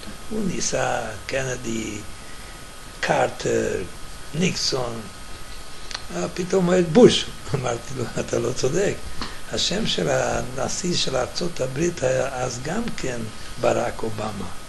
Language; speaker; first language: Hebrew; non-native, fluent; Yiddish